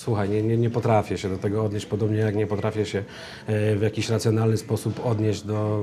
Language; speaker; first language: Polish; native; Polish